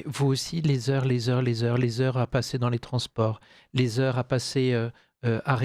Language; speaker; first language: French; native; French